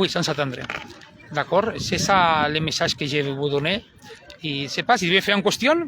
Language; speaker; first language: French; non-native, learner; Spanish